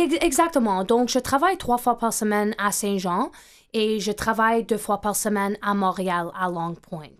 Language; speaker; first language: French; non-native, fluent; English